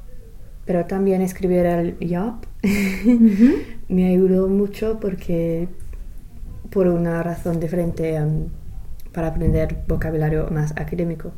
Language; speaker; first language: Spanish; non-native, fluent; English